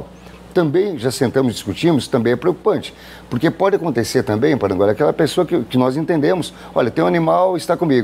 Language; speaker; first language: Portuguese; native; Portuguese